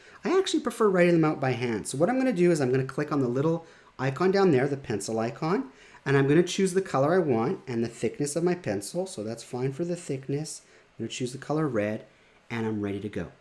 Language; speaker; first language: English; native; English